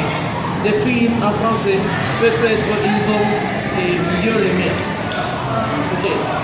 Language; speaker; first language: French; non-native, fluent; Spanish